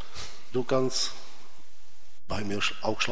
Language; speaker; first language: German; non-native, fluent; Czech